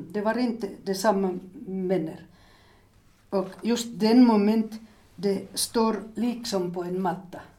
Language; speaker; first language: Swedish; non-native, fluent; Finnish